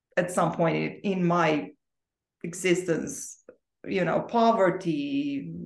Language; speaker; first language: English; non-native, fluent; Romanian